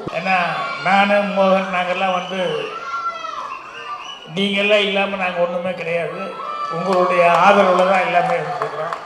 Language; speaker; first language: Tamil; native; Tamil